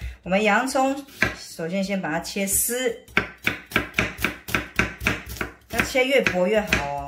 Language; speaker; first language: Chinese; native; Chinese